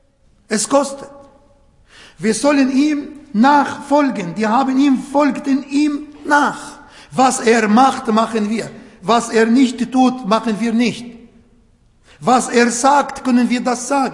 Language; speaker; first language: German; non-native, learner; Arabic